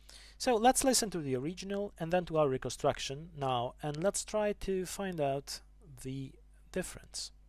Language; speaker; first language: English; non-native, fluent; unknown